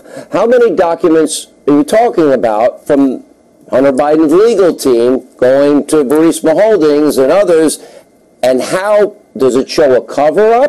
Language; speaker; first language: English; native; English